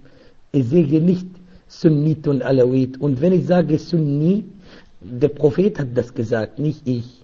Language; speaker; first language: German; non-native, fluent; Arabic